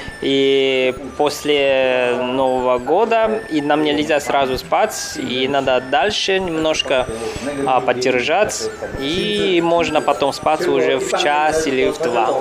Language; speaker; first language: Russian; non-native, learner; Chinese